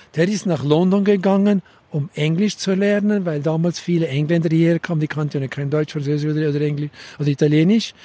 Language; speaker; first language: German; native; German